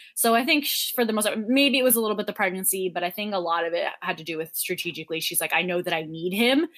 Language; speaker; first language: English; native; English